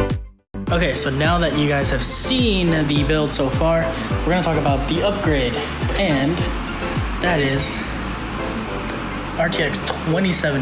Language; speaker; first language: English; native; English